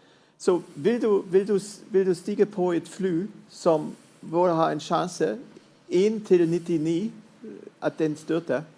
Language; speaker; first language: Norwegian; non-native, fluent; German